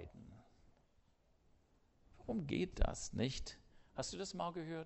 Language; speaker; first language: German; non-native, fluent; English